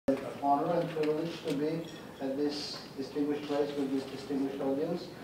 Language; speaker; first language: English; non-native, fluent; Georgian